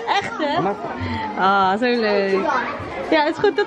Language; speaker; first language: Dutch; native; Dutch